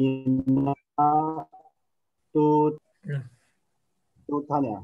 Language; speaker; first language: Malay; non-native, learner; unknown